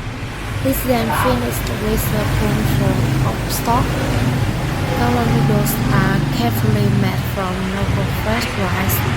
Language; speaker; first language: English; non-native, fluent; Vietnamese